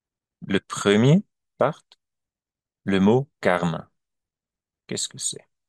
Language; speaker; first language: French; non-native, learner; German